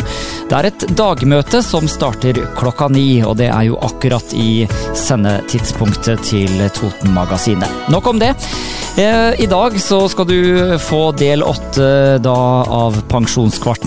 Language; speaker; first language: Norwegian; native; Norwegian